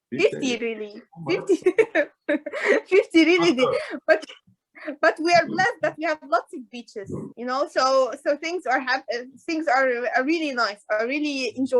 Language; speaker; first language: English; non-native, fluent; Arabic